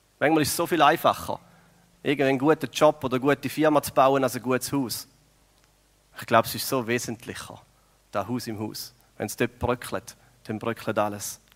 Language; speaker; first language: German; native; German